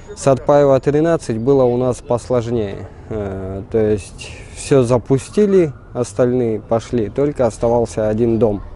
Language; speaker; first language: Russian; native; Russian